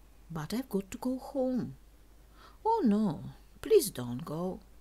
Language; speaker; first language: English; non-native, fluent; Russian